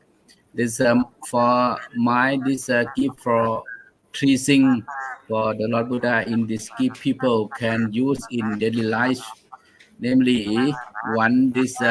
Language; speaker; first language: English; non-native, learner; Thai